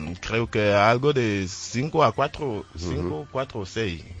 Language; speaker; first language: Spanish; non-native, learner; French